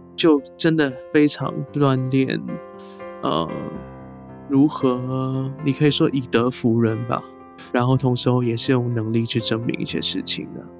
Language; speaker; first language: Chinese; non-native, local second language; Cantonese